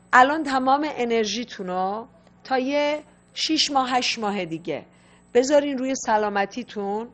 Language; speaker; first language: Persian; native; Persian